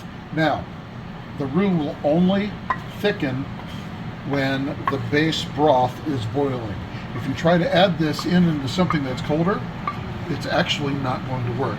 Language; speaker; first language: English; native; English